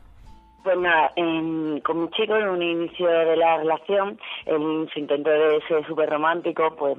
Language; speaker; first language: Spanish; native; Spanish